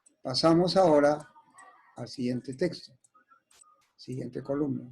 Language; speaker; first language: Spanish; native; Spanish